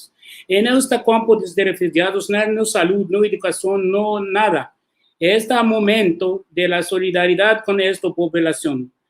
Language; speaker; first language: Spanish; non-native, learner; Arabic